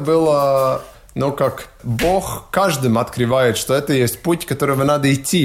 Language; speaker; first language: Russian; non-native, local second language; Latvian